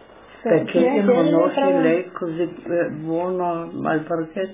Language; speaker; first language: Italian; non-native, local second language; German